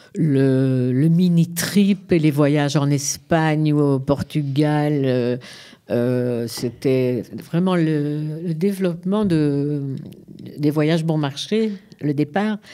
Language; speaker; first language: French; native; French